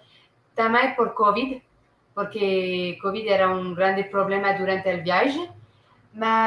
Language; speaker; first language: Portuguese; non-native, learner; French